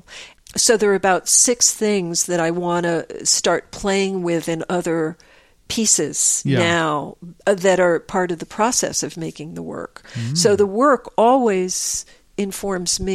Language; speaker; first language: English; native; English